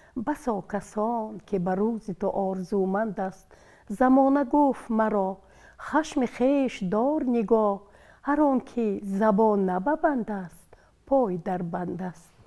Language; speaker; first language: Tajik; non-native, local second language; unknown